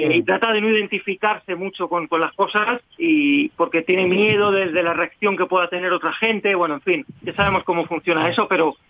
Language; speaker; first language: Spanish; native; Spanish